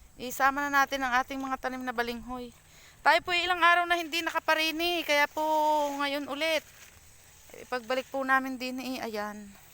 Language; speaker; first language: Filipino; native; Filipino